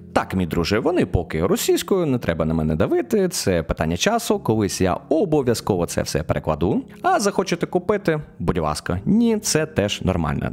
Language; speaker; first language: Ukrainian; non-native, local second language; Russian